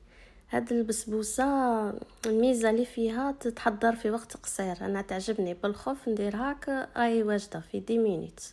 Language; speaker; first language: Arabic; native; Arabic